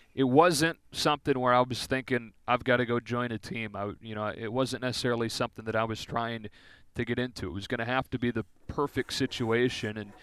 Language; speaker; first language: English; native; English